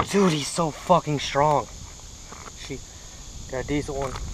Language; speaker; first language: English; native; English